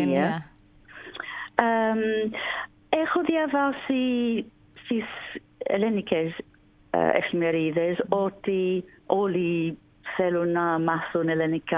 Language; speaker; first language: Greek; non-native, learner; English